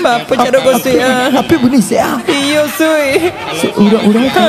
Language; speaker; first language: Indonesian; non-native, local second language; Minangkabau